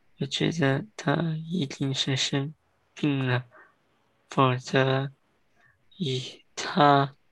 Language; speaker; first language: Chinese; early bilingual, heritage; English